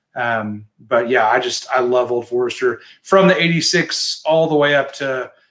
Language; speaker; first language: English; native; English